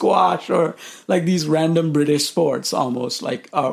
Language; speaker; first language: English; non-native, local second language; Sinhala